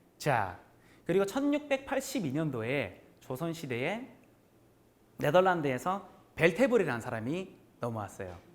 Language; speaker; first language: Korean; native; Korean